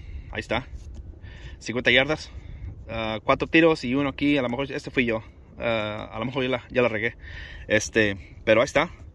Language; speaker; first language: Spanish; native; Spanish